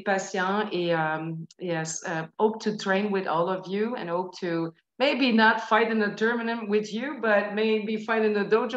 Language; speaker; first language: English; non-native, fluent; French